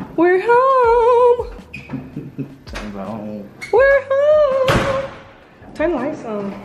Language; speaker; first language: English; native; English